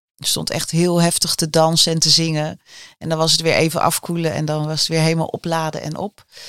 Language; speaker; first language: Dutch; native; Dutch